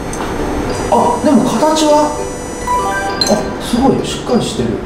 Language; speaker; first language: Japanese; native; Japanese